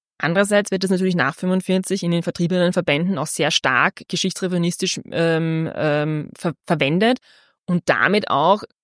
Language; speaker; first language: German; native; German